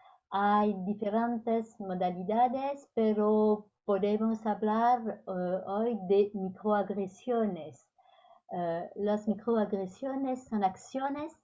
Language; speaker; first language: Spanish; non-native, fluent; French